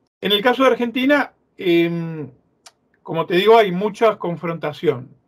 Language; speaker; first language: Spanish; native; Spanish